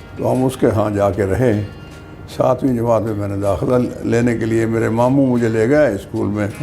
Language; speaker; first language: Urdu; non-native, local second language; Punjabi